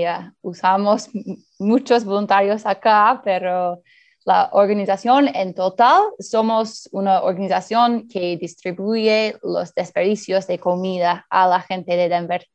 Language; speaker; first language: Spanish; early bilingual, heritage; Spanish